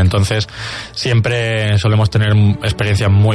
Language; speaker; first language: Spanish; native; Spanish